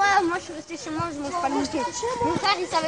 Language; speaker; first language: French; native; French